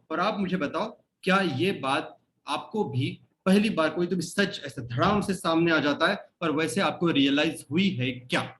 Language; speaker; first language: Hindi; non-native, local second language; Marathi